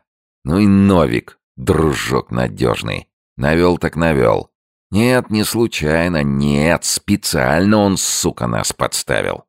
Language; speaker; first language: Russian; native; Russian